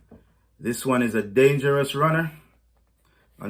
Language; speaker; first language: English; native; English